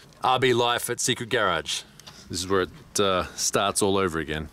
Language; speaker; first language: English; native; English